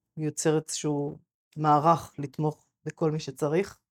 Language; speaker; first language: Hebrew; native; Hebrew